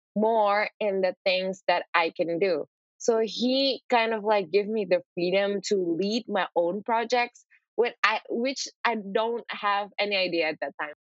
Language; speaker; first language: English; non-native, fluent; Indonesian